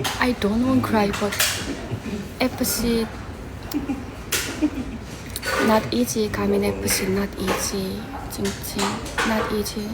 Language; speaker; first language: English; non-native, learner; Korean